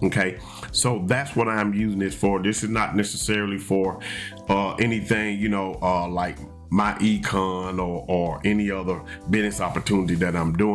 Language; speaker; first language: English; native; English